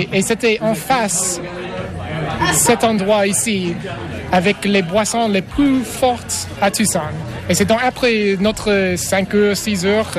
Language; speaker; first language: French; non-native, fluent; English